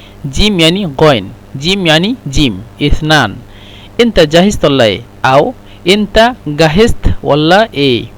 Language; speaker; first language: Arabic; non-native, fluent; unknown